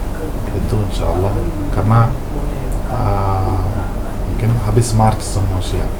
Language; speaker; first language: Indonesian; non-native, local second language; Malayalam